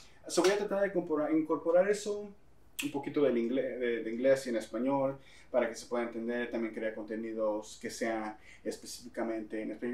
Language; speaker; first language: Spanish; early bilingual, heritage; Spanish